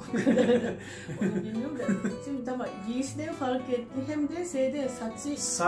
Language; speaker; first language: Turkish; non-native, fluent; Japanese